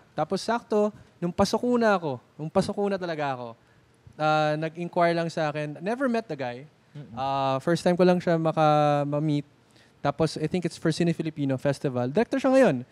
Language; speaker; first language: Filipino; native; Filipino